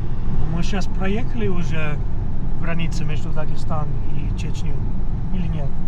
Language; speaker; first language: Russian; non-native, learner; English